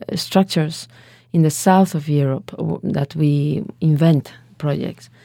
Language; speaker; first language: English; non-native, fluent; Spanish